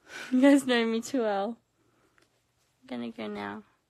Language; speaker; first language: English; early bilingual, other home language; Korean